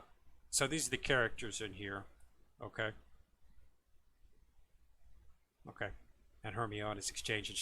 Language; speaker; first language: English; native; English